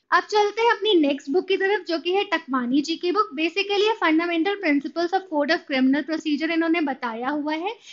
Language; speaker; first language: Hindi; native; Hindi